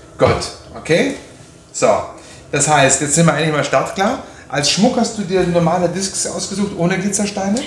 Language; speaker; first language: German; native; German